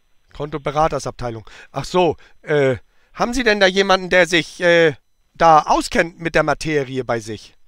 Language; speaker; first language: German; native; German